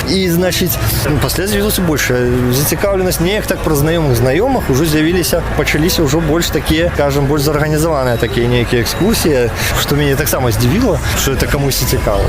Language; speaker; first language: Belarusian; non-native, local second language; Russian